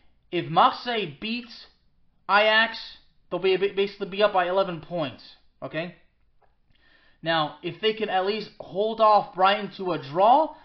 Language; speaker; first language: English; early bilingual, other home language; French